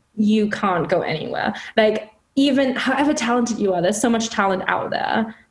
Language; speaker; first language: English; non-native, fluent; German